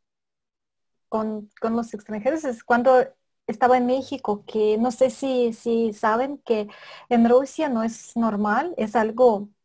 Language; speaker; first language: Spanish; non-native, fluent; Russian